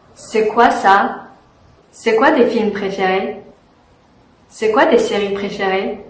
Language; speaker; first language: French; non-native, fluent; Chinese